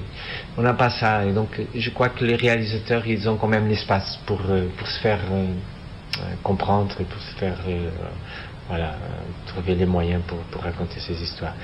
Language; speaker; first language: French; non-native, fluent; Portuguese